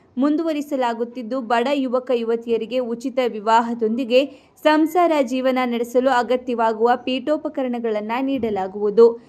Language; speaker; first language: Kannada; native; Kannada